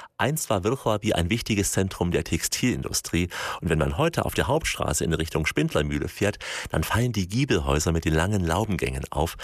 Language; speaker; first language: German; native; German